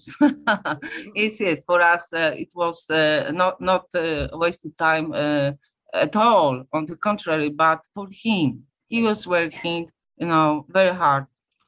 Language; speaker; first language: English; non-native, fluent; Polish